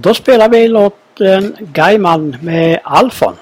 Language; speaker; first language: Swedish; native; Swedish